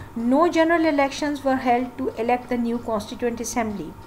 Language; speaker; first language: English; non-native, local second language; Hindi